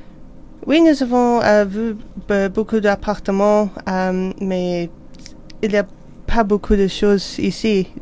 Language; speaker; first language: French; non-native, learner; English